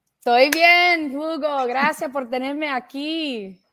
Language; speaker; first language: Spanish; early bilingual, heritage; Spanish